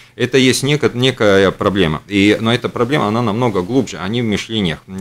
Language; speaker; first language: Russian; non-native, local second language; Latvian